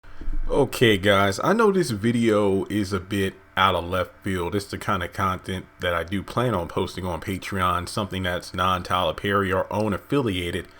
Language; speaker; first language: English; native; English